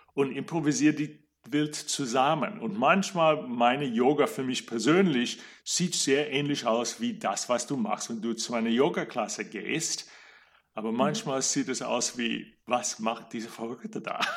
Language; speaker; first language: German; non-native, fluent; English